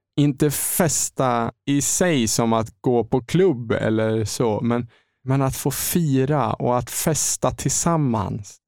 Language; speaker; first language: Swedish; native; Swedish